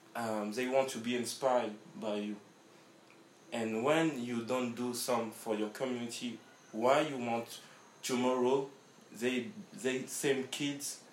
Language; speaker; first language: English; non-native, learner; French